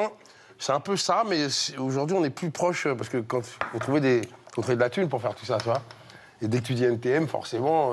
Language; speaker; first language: French; native; French